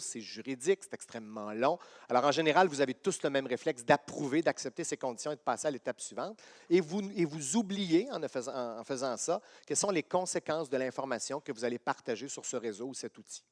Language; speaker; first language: French; native; French